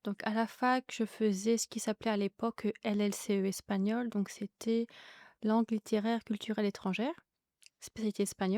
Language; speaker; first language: French; native; French